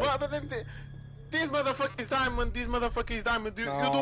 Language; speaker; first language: English; non-native, learner; Portuguese